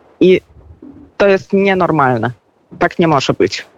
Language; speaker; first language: Polish; non-native, fluent; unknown